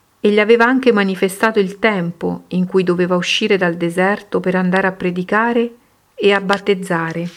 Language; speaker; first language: Italian; native; Italian